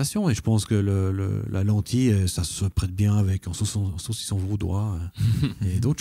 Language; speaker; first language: French; native; French